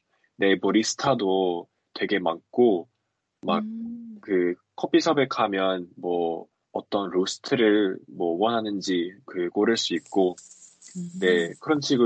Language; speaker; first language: Korean; non-native, fluent; English